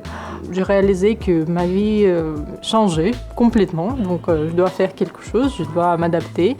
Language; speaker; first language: French; non-native, fluent; Ukrainian